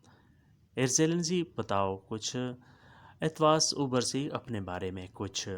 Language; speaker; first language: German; non-native, learner; Urdu